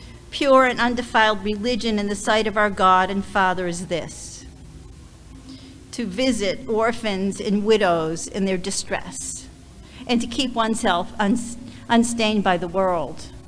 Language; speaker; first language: English; native; English